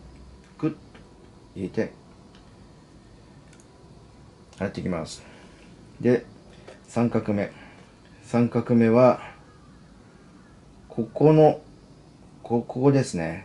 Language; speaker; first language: Japanese; native; Japanese